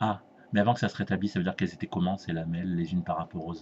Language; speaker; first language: French; native; French